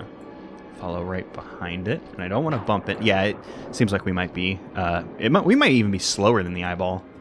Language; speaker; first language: English; native; English